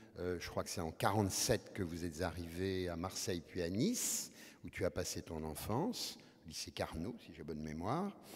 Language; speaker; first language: French; native; French